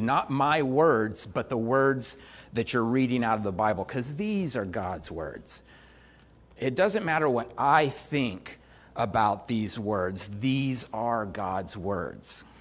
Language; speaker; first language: English; native; English